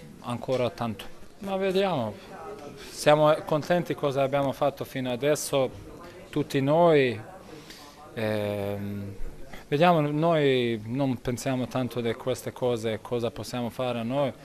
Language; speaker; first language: Italian; non-native, learner; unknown